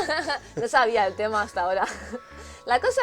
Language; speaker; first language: Spanish; native; Spanish